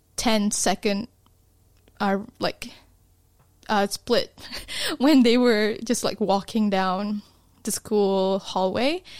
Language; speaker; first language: English; non-native, local second language; Malay